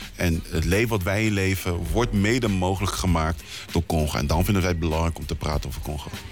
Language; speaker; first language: Dutch; early bilingual, other home language; Lingala